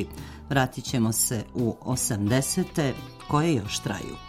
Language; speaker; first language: Croatian; native; Croatian